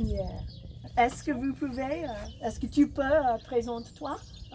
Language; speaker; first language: French; non-native, fluent; English